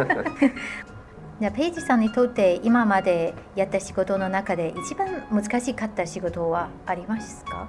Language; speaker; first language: Japanese; non-native, fluent; Chinese